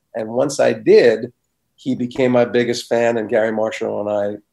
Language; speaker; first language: English; native; English